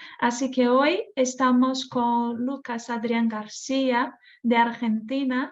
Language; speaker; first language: Spanish; non-native, fluent; Portuguese